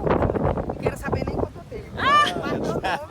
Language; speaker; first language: Portuguese; native; Portuguese